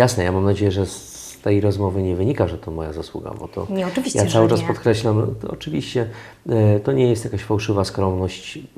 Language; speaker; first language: Polish; native; Polish